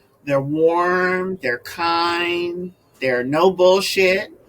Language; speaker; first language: English; native; English